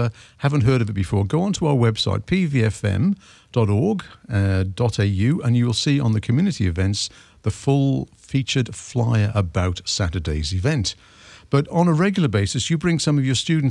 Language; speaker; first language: English; native; English